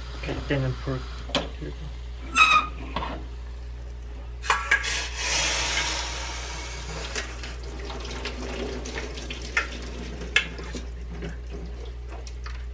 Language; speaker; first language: Korean; non-native, learner; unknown